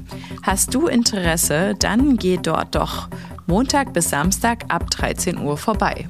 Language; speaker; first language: German; native; German